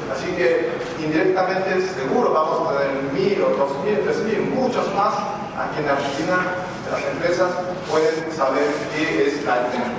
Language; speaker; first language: Spanish; non-native, fluent; Japanese